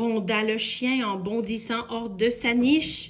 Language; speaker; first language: French; native; French